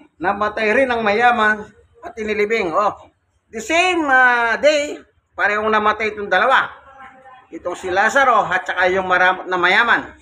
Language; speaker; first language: Filipino; non-native, local second language; Pampanga